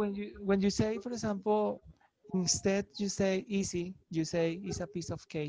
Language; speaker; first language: English; non-native, learner; Spanish